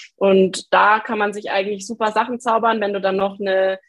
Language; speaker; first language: German; native; German